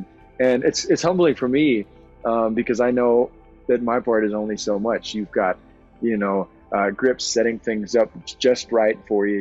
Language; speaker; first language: English; native; English